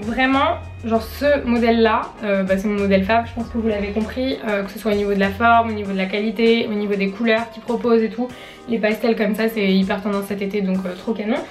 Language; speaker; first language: French; native; French